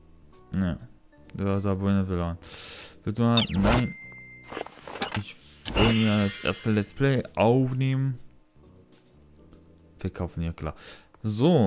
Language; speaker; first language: German; non-native, learner; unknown